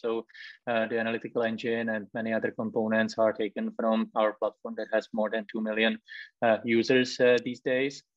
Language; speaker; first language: English; non-native, fluent; Czech